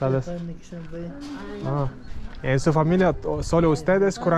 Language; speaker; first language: Spanish; non-native, learner; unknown